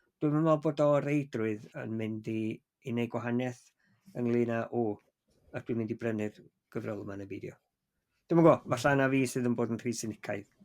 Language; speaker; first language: Welsh; native; Welsh